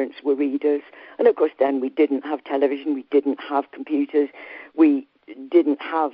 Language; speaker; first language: English; native; English